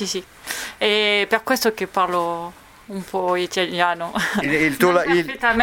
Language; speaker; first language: Italian; non-native, learner; French